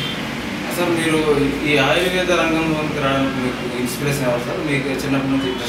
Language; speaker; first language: Telugu; native; Telugu